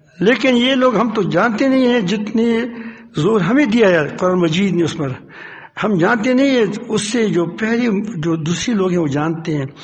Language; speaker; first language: Urdu; non-native, local second language; Pashto